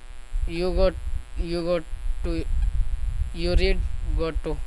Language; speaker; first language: English; non-native, learner; Hindi